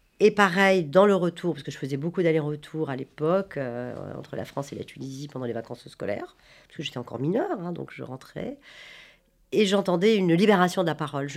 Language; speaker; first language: French; non-native, local second language; Arabic